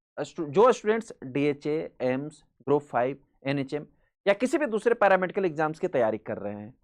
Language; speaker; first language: Hindi; native; Hindi